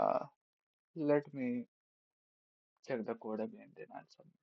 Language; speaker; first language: English; non-native, local second language; Hindi